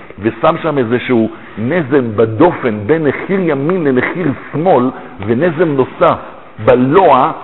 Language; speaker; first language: Hebrew; native; Hebrew